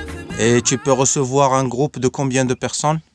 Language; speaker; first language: French; native; French